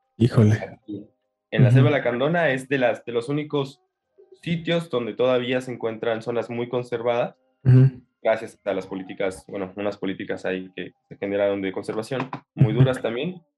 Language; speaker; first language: Spanish; native; Spanish